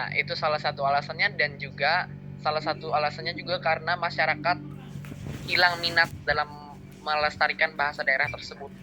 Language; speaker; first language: Indonesian; non-native, local second language; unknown